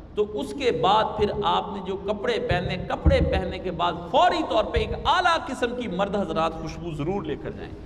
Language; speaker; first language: Urdu; non-native, local second language; Punjabi